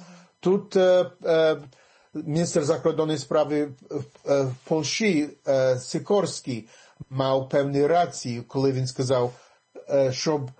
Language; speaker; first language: Ukrainian; early bilingual, heritage; English